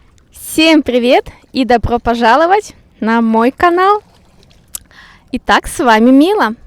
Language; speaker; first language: Russian; native; Russian